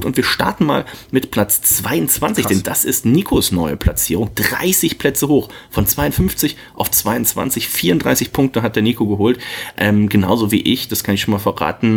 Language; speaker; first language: German; native; German